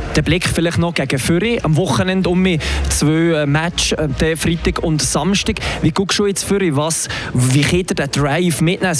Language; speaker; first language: German; native; German